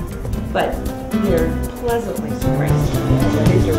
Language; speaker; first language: English; native; English